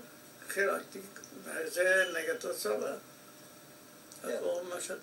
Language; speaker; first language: Hebrew; non-native, fluent; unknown